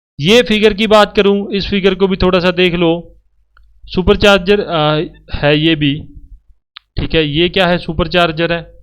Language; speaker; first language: Hindi; native; Hindi